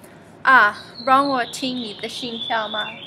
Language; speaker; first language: Chinese; non-native, learner; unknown